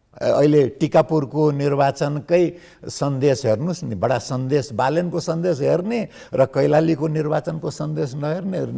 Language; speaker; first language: Nepali; non-native, local second language; Maithili